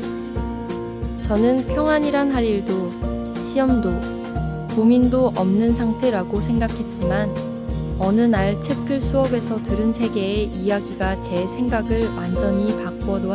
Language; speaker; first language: Korean; non-native, fluent; Vietnamese